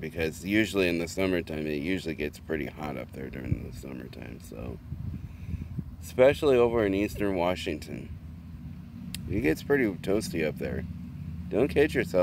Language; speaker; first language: English; native; English